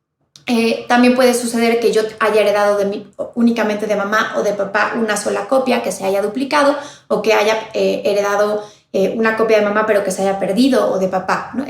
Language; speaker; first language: Spanish; native; Spanish